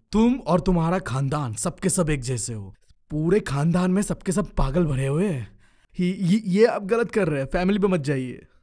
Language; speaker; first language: Hindi; non-native, local second language; Bangla